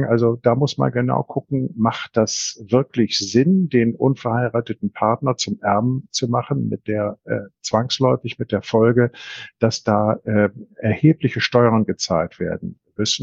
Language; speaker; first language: German; native; German